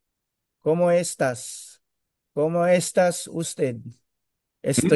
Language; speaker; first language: Spanish; non-native, learner; Filipino